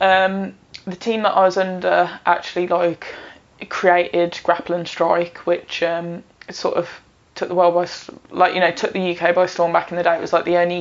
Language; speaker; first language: English; native; English